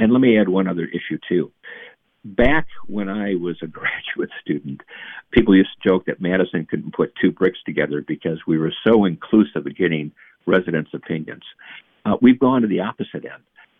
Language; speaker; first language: English; native; English